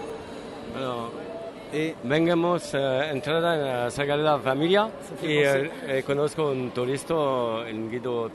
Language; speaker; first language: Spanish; non-native, learner; French